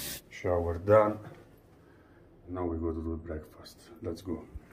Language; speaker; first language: English; non-native, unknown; Italian